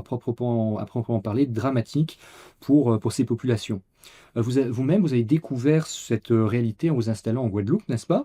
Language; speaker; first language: French; native; French